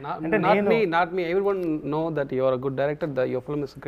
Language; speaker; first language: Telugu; non-native, local second language; Tamil